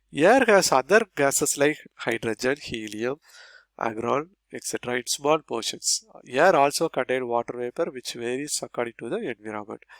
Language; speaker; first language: English; non-native, local second language; Tamil